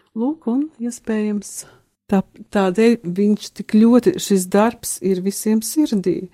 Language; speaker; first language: Latvian; native; Latvian